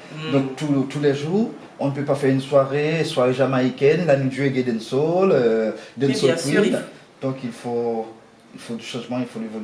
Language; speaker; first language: French; non-native, local second language; Haitian Creole